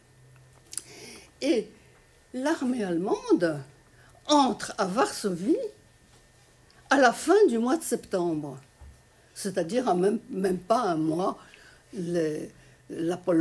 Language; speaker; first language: French; non-native, fluent; Polish